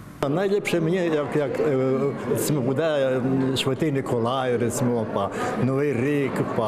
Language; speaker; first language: Ukrainian; early bilingual, heritage; Ukrainian